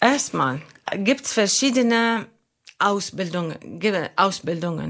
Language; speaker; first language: German; non-native, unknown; Arabic